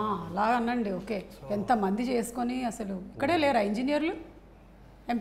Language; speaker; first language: Telugu; native; Telugu